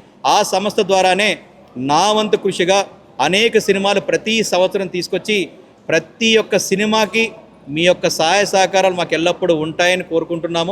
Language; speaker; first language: Telugu; native; Telugu